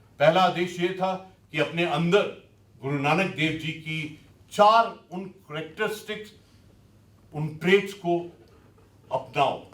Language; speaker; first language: Hindi; non-native, local second language; Punjabi